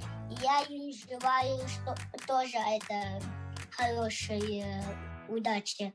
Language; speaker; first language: Russian; non-native, local second language; Kazakh